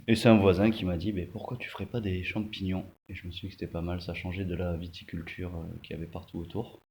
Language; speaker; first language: French; native; French